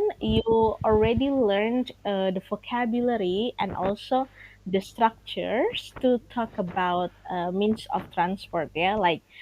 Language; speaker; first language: English; non-native, fluent; Indonesian